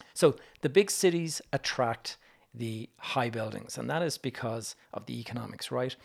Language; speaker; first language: English; native; English